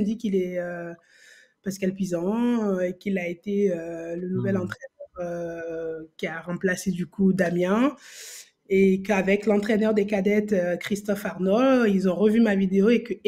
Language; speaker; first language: French; native; French